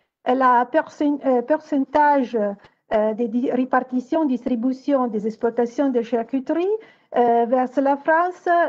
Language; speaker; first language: French; non-native, fluent; Italian